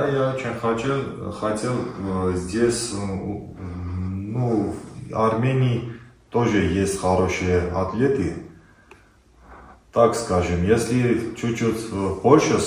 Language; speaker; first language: Russian; non-native, learner; Armenian